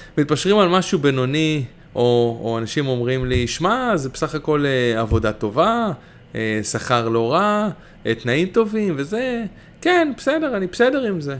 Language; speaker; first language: Hebrew; native; Hebrew